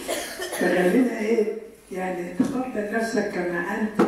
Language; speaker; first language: Arabic; native; Arabic